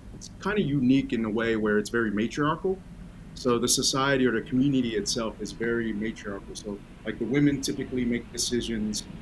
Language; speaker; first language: English; early bilingual, other home language; Tongan